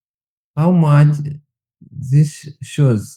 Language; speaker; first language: English; non-native, learner; Tigrinya